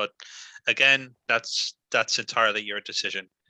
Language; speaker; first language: English; non-native, fluent; Spanish